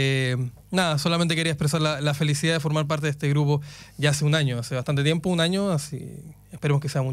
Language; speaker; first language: Spanish; native; Spanish